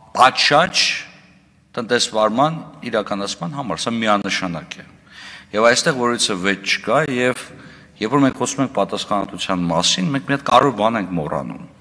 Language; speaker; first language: Armenian; native; Armenian